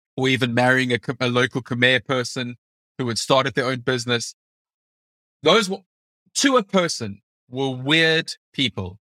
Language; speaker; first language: English; native; English